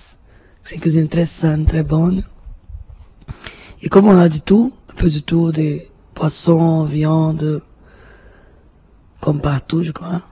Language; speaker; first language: French; non-native, fluent; Portuguese